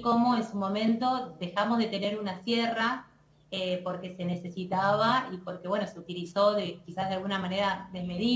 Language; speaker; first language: Spanish; native; Spanish